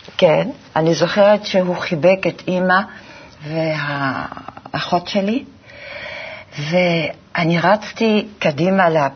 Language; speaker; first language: Hebrew; non-native, fluent; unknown